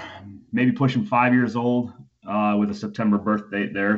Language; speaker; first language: English; native; English